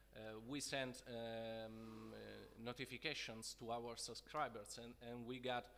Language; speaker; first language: English; non-native, fluent; Italian